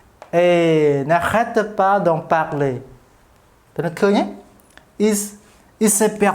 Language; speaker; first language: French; non-native, fluent; Khmer